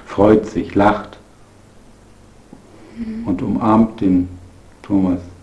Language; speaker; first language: German; native; German